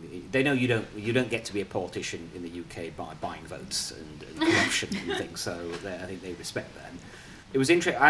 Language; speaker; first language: English; non-native, local second language; Punjabi